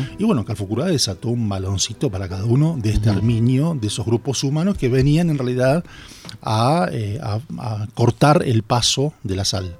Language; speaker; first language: Spanish; native; Spanish